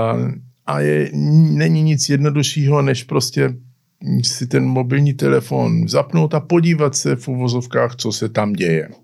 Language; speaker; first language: Czech; early bilingual, heritage; Czech